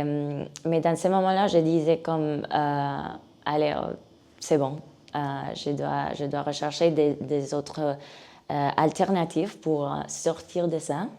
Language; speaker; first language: French; non-native, learner; Spanish